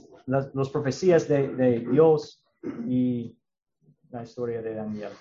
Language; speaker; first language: Spanish; non-native, learner; English